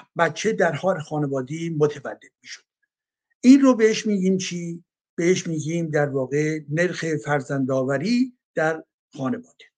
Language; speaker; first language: Persian; native; Persian